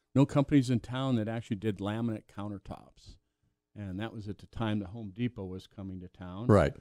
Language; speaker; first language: English; native; English